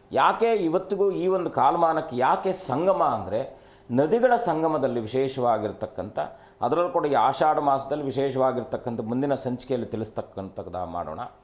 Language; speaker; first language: Kannada; native; Kannada